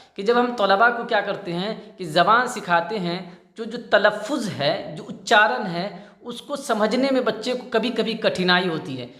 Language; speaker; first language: Urdu; native; Urdu